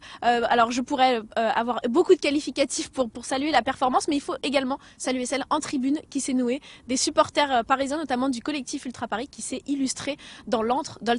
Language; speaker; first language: French; native; French